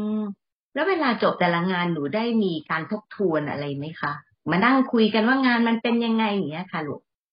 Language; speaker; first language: Thai; native; Thai